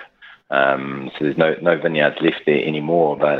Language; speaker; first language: English; native; English